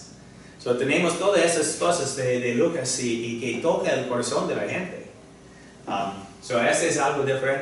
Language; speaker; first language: Spanish; non-native, fluent; English